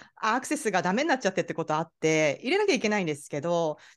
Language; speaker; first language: Japanese; native; Japanese